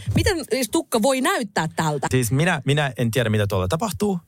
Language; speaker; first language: Finnish; early bilingual, other home language; Russian